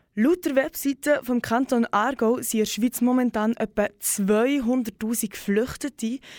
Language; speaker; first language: German; native; German